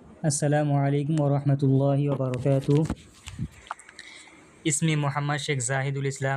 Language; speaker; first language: Arabic; non-native, learner; Bangla